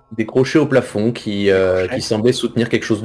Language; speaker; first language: French; native; French